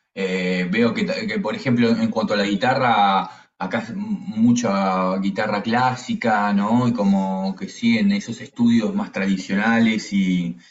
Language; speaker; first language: Spanish; native; Spanish